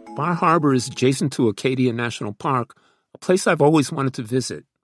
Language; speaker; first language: English; native; English